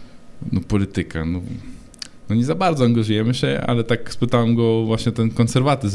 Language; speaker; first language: Polish; non-native, fluent; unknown